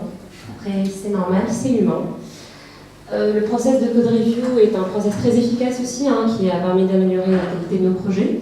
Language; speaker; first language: French; native; French